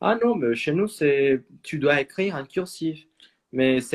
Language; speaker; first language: French; non-native, fluent; Spanish